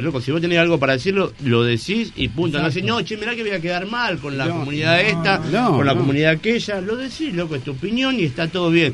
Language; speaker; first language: Spanish; native; Spanish